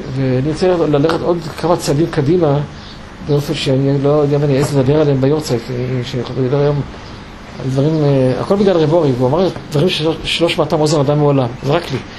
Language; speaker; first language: Hebrew; non-native, fluent; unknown